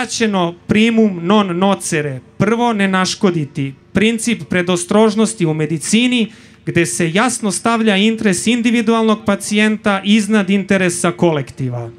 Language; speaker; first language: Serbian; native; Serbian